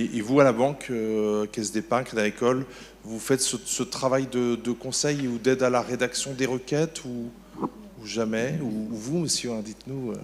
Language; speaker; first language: French; native; French